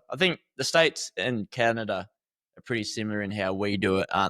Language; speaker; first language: English; native; English